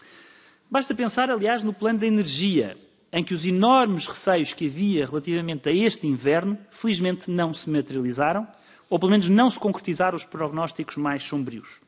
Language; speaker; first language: Portuguese; native; Portuguese